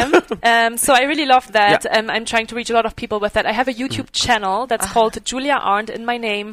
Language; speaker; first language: English; non-native, fluent; German